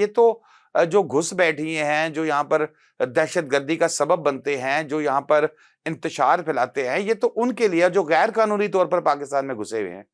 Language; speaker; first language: Urdu; non-native, local second language; Pashto